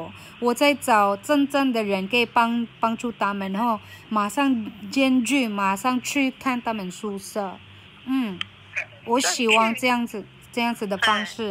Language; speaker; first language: Chinese; non-native, fluent; Filipino